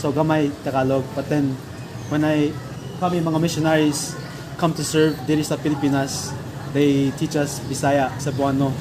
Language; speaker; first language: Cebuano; non-native, learner; English